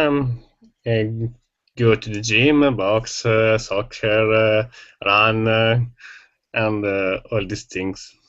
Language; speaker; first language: English; non-native, learner; Italian